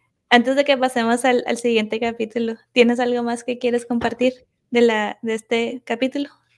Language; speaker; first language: Spanish; native; Spanish